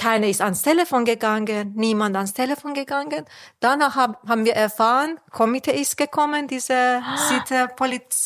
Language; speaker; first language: German; non-native, fluent; Persian